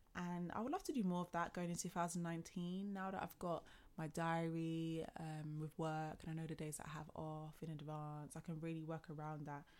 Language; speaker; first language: English; native; English